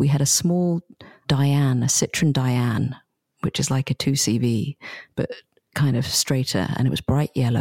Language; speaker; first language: English; native; English